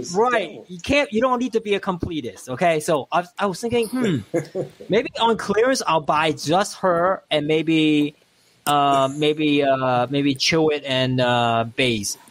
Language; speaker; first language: English; non-native, local second language; Cantonese